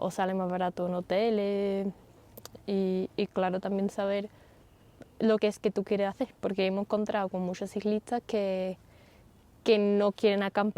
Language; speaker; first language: Spanish; non-native, fluent; English